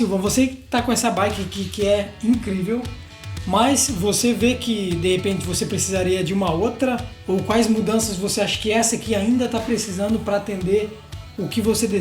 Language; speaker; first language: Portuguese; native; Portuguese